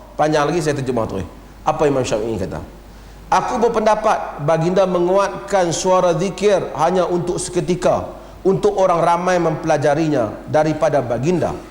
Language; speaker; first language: Malay; native; Malay